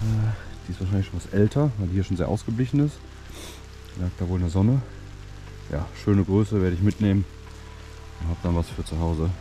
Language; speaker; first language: German; native; German